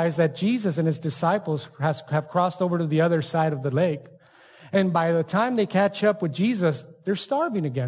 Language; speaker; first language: English; native; English